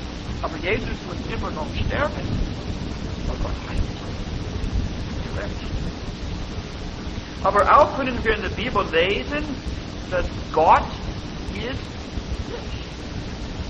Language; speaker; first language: German; non-native, fluent; English